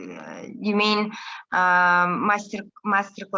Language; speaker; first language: English; non-native, learner; Russian